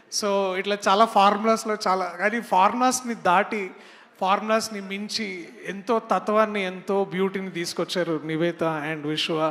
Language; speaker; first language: Telugu; native; Telugu